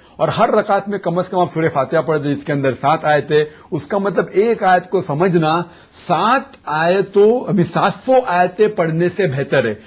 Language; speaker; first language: Urdu; non-native, local second language; Konkani